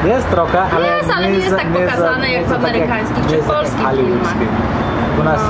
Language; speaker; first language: Polish; non-native, learner; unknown